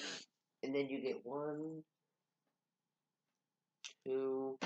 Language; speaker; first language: English; native; English